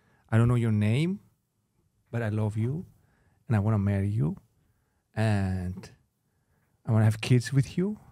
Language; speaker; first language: English; non-native, fluent; Greek